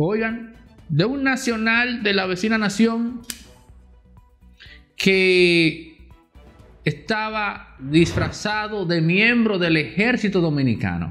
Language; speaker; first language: Spanish; native; Spanish